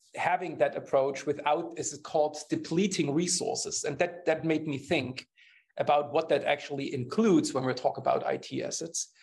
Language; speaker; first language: English; non-native, fluent; German